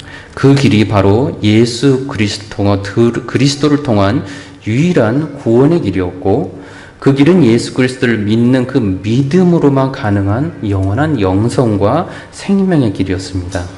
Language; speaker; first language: Korean; native; Korean